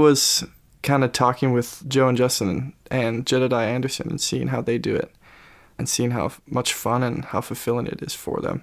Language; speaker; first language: English; native; English